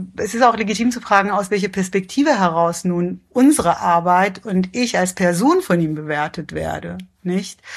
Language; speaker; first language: German; early bilingual, other home language; Persian